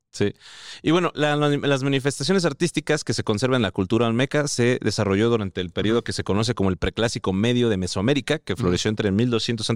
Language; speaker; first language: Spanish; native; Spanish